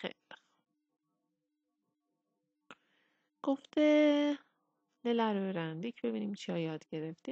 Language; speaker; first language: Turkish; non-native, fluent; Persian